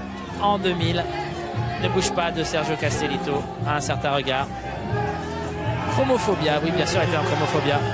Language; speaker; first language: French; native; French